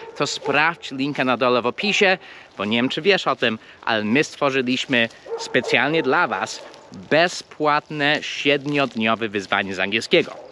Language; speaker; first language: Polish; non-native, fluent; English